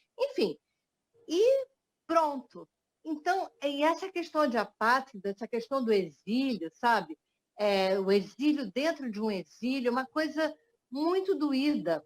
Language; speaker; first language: Portuguese; early bilingual, other home language; French